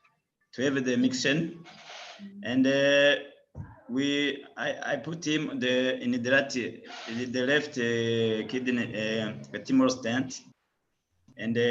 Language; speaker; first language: English; non-native, learner; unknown